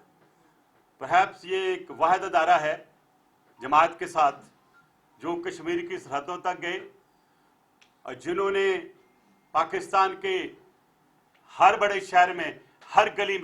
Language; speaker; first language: Urdu; native; Urdu